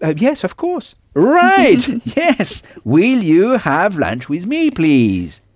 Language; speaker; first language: English; non-native, fluent; French